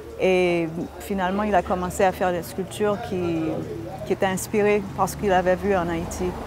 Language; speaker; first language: French; early bilingual, heritage; French